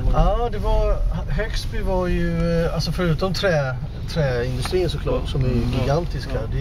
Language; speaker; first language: Swedish; native; Swedish